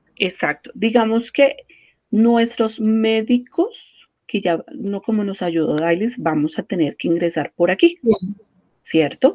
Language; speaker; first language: Spanish; native; Spanish